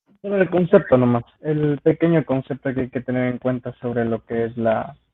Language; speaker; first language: Spanish; native; Spanish